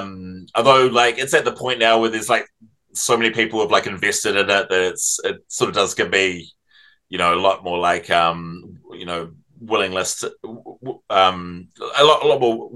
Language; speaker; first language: English; native; English